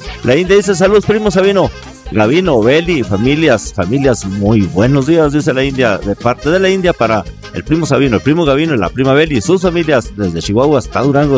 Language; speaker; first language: Spanish; native; Spanish